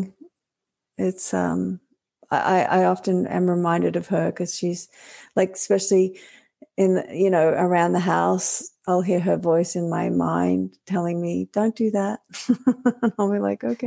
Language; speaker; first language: English; native; English